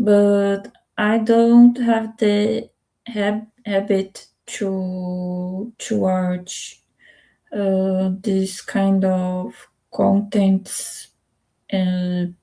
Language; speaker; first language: English; non-native, learner; Spanish